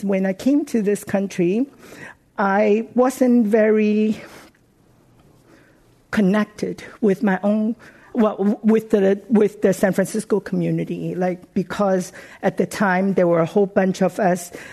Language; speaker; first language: English; non-native, local second language; Cantonese